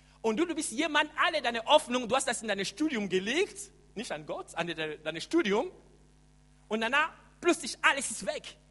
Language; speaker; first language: German; non-native, fluent; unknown